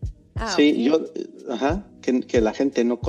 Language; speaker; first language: Spanish; non-native, fluent; English